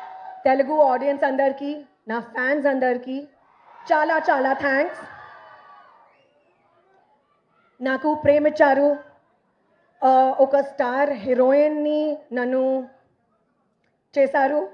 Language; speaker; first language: Telugu; non-native, learner; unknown